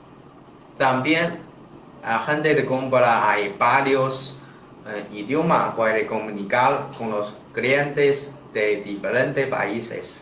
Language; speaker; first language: Spanish; non-native, learner; Chinese